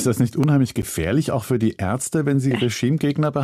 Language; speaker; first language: German; native; German